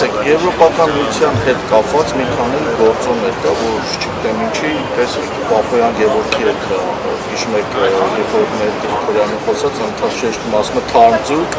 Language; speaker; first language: Armenian; native; Armenian